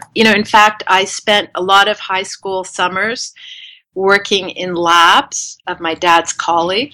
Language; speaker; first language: English; native; English